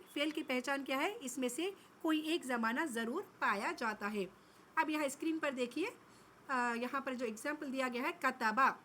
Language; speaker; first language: Urdu; native; Urdu